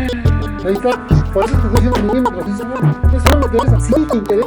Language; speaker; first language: Spanish; native; Spanish